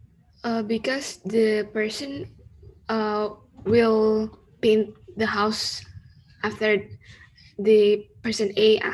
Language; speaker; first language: English; non-native, learner; Indonesian